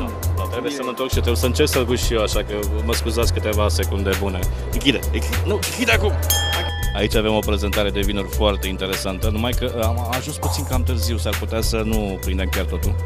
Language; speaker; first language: Romanian; native; Romanian